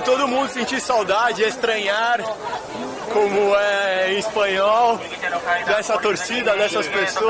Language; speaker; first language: Portuguese; native; Portuguese